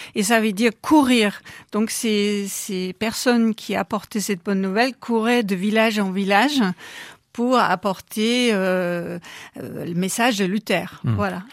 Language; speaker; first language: French; non-native, fluent; German